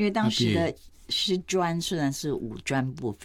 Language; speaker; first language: Chinese; native; Chinese